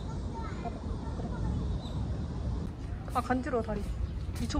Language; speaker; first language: Korean; native; Korean